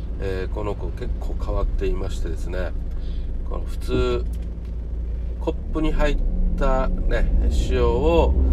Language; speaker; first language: Japanese; native; Japanese